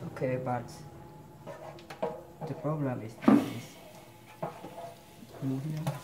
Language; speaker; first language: English; non-native, learner; Khmer